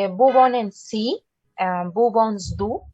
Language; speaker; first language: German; non-native, learner; Spanish